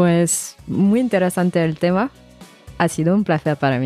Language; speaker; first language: Spanish; non-native, fluent; French